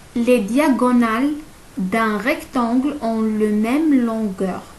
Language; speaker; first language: French; non-native, local second language; Arabic